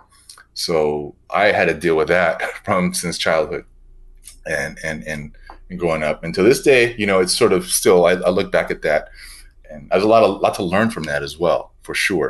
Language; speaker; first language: English; native; English